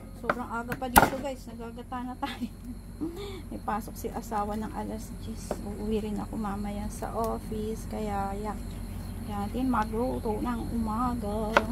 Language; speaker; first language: Filipino; non-native, local second language; Hiligaynon